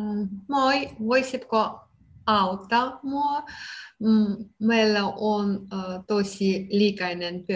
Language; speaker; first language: Finnish; non-native, learner; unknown